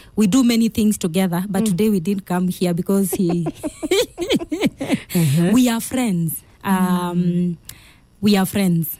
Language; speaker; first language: English; non-native, local second language; Kamba